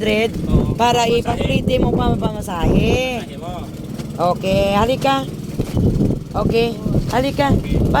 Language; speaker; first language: Filipino; non-native, local second language; Hiligaynon